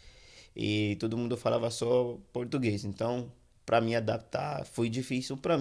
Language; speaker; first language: Portuguese; non-native, fluent; Haitian Creole